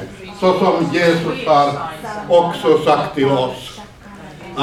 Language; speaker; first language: Swedish; non-native, fluent; Finnish